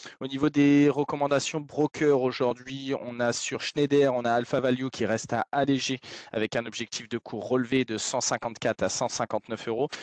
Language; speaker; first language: French; native; French